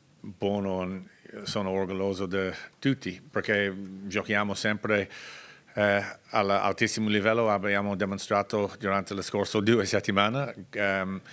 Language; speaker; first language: Italian; non-native, learner; English